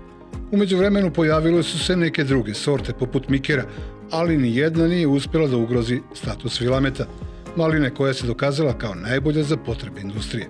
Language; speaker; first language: Serbian; native; Serbian